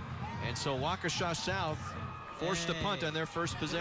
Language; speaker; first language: English; native; English